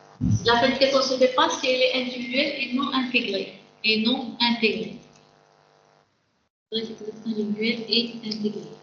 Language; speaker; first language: French; non-native, local second language; Arabic